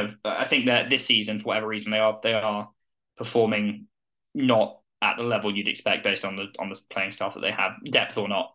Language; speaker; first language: English; native; English